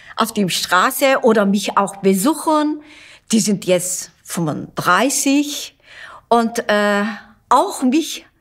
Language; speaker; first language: German; non-native, fluent; Turkish